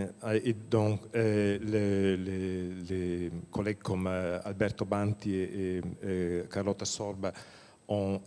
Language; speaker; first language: French; non-native, fluent; Italian